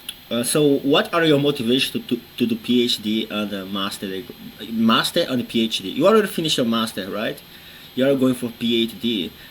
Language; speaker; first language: English; non-native, fluent; Portuguese